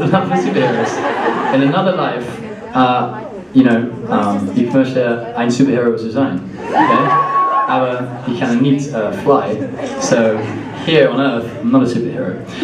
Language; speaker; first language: German; non-native, learner; English